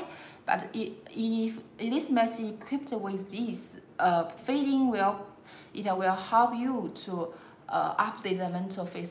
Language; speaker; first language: English; non-native, learner; Chinese